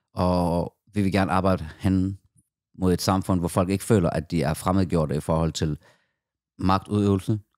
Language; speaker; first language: Danish; early bilingual, other home language; Persian